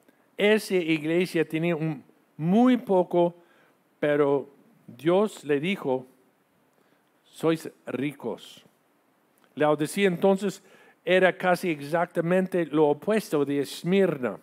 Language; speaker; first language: Spanish; non-native, fluent; English